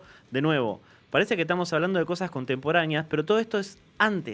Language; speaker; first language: Spanish; native; Spanish